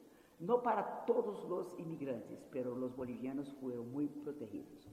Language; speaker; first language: Spanish; non-native, fluent; Portuguese